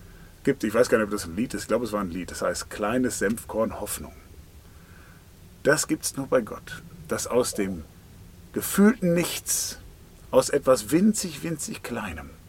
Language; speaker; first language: German; native; German